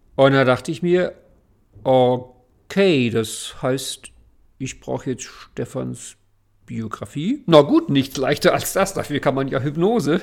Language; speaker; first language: German; native; German